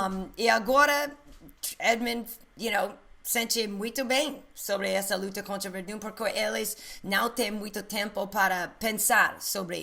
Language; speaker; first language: Portuguese; non-native, learner; English